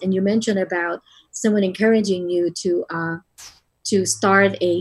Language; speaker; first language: English; non-native, local second language; Filipino